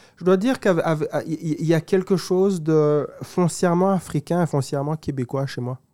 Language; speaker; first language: French; non-native, local second language; Kinyarwanda